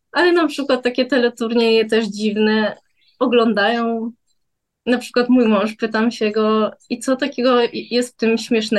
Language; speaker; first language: Polish; early bilingual, heritage; Polish